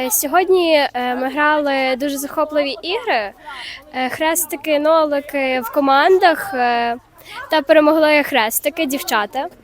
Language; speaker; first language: Ukrainian; native; Ukrainian